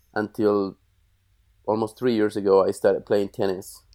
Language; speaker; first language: English; non-native, fluent; Spanish